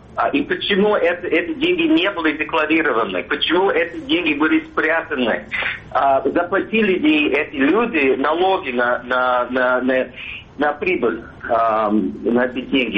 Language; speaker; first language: Russian; non-native, fluent; English